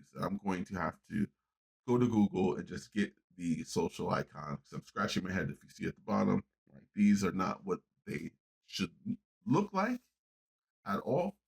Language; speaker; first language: English; native; English